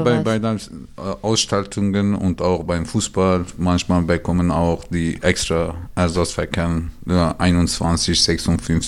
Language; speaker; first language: German; non-native, learner; Turkish